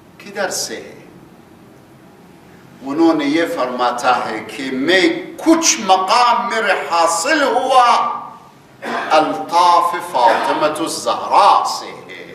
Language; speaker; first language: Urdu; non-native, learner; Persian